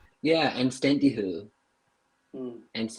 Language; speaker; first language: Danish; non-native, fluent; English